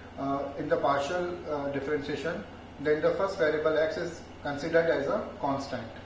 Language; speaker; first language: English; non-native, local second language; Hindi